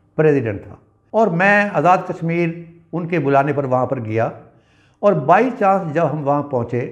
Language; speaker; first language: Urdu; non-native, local second language; Punjabi